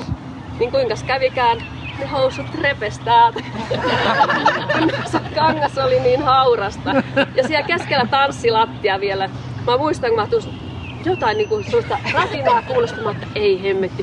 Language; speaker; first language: Finnish; native; Finnish